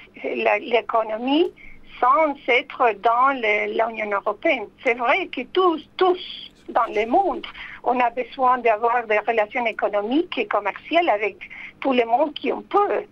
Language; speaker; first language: French; non-native, fluent; Spanish